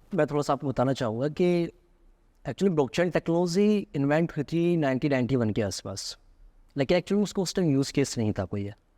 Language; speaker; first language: Hindi; native; Hindi